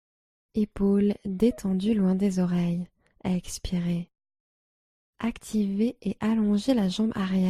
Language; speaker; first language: French; native; French